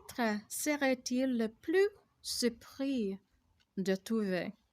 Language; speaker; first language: French; non-native, fluent; English